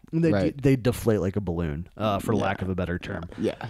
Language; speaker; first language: English; native; English